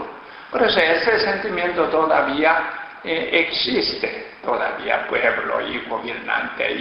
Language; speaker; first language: Spanish; non-native, learner; Korean